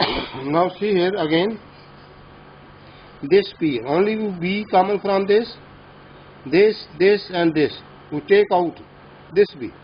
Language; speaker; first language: English; non-native, local second language; Urdu